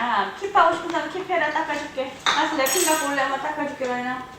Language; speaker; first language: Korean; native; Korean